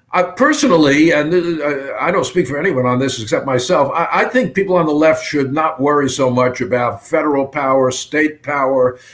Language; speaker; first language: English; native; English